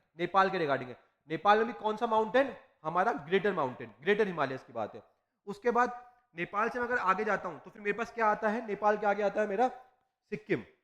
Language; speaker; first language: Hindi; native; Hindi